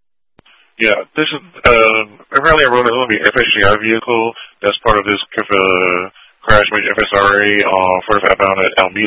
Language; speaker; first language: English; native; English